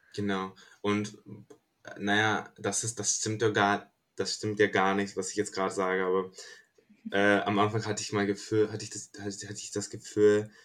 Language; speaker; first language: German; non-native, fluent; Turkish